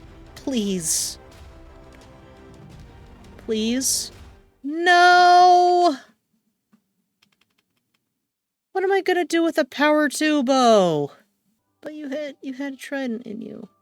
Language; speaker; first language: English; native; English